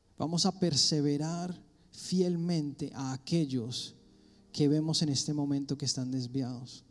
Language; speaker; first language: Spanish; early bilingual, heritage; Spanish